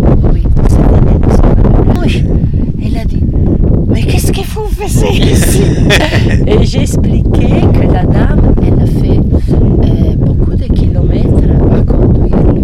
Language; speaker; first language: French; non-native, learner; Italian